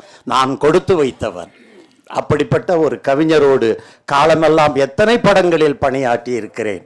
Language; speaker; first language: Tamil; native; Tamil